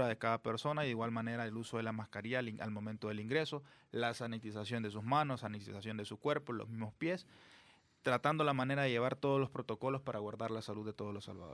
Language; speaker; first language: Spanish; native; Spanish